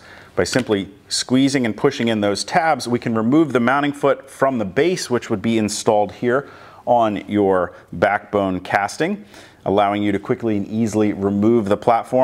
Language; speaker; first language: English; native; English